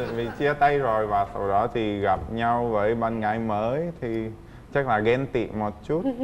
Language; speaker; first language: Vietnamese; non-native, fluent; Czech